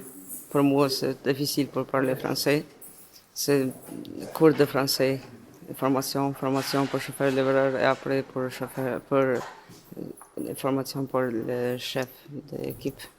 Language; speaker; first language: French; non-native, learner; Albanian